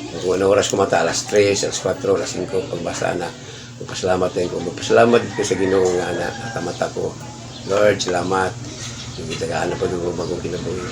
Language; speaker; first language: Cebuano; non-native, local second language; Hiligaynon